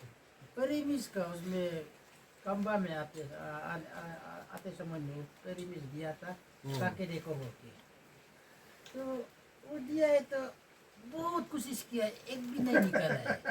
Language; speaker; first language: Hindi; non-native, local second language; Mizo